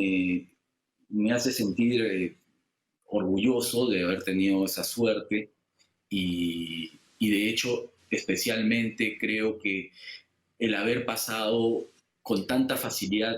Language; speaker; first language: Spanish; native; Spanish